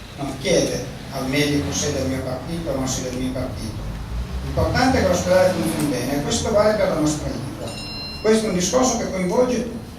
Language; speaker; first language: Italian; native; Italian